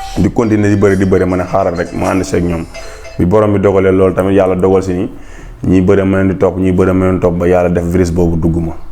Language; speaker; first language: Wolof; native; Wolof